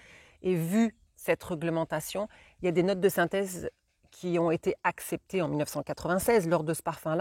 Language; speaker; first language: French; native; French